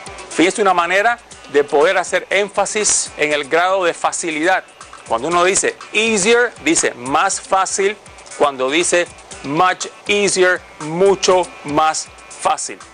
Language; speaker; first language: Spanish; native; Spanish